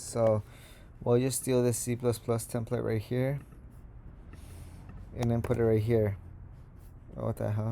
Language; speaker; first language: English; native; English